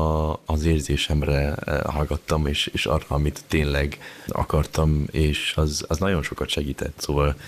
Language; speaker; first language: Hungarian; early bilingual, heritage; Hungarian